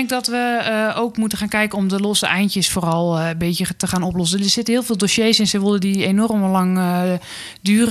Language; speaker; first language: Dutch; native; Dutch